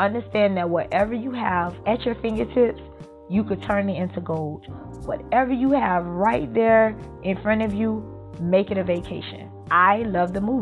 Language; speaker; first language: English; native; English